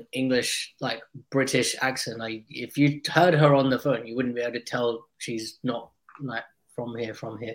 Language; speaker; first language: English; native; English